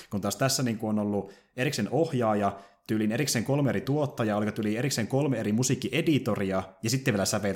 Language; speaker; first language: Finnish; native; Finnish